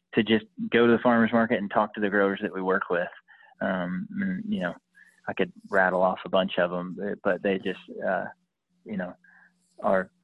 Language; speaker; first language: English; native; English